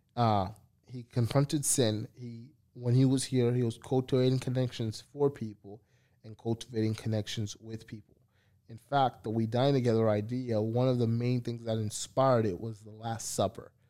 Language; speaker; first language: English; early bilingual, other home language; Haitian Creole